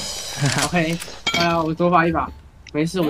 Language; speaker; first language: Chinese; native; Chinese